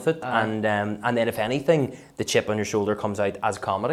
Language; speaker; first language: English; native; English